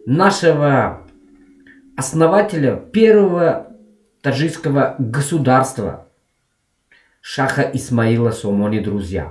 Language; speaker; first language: Russian; non-native, local second language; Tajik